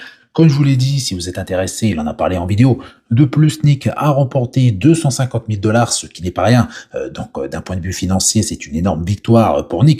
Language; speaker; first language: French; native; French